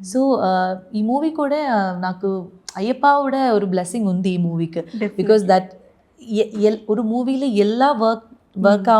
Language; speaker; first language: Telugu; non-native, learner; Malayalam